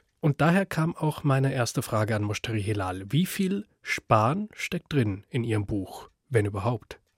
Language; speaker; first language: German; native; German